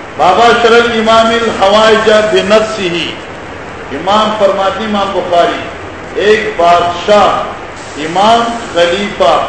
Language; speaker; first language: Urdu; non-native, local second language; Pashto